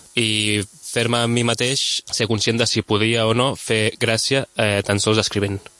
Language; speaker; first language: Catalan; non-native, local second language; Spanish